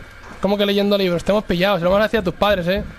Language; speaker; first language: Spanish; native; Spanish